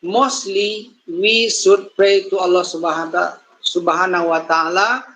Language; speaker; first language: English; non-native, learner; Indonesian